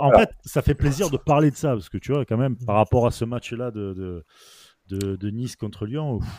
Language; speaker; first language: French; native; French